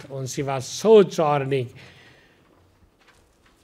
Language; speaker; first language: German; non-native, learner; Hindi